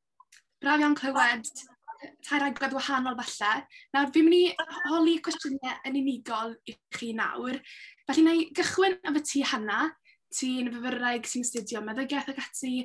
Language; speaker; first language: Welsh; native; Welsh